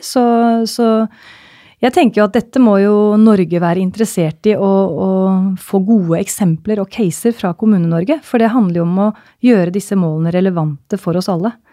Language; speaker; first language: Norwegian; native; Norwegian